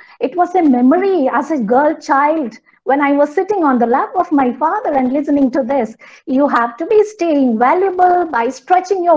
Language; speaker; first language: English; non-native, local second language; Malayalam